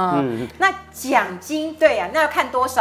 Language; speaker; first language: Chinese; native; Chinese